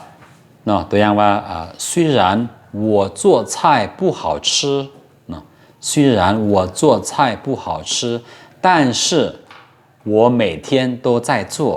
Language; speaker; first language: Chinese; non-native, fluent; Lao